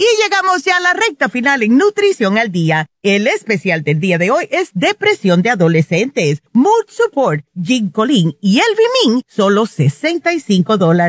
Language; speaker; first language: Spanish; native; Spanish